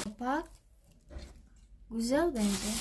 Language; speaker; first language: Turkish; non-native, learner; Indonesian